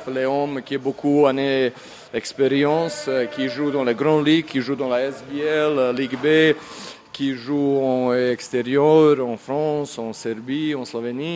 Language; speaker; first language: French; non-native, learner; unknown